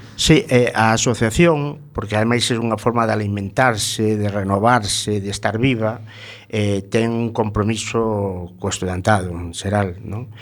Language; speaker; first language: Galician; non-native, local second language; Spanish